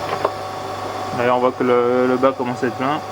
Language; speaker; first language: French; native; French